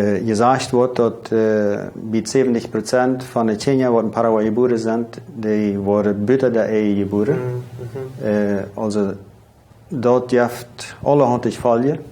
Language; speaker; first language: German; non-native, local second language; Plautdietsch